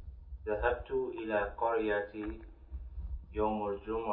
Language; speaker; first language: Arabic; non-native, learner; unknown